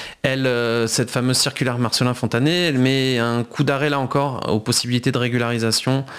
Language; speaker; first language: French; native; French